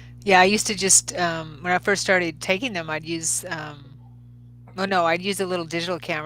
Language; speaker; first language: English; native; English